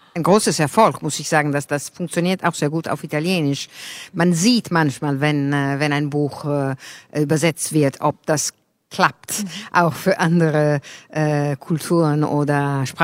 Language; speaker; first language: German; non-native, learner; Italian